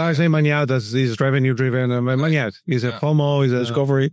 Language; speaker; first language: Dutch; non-native, learner; Spanish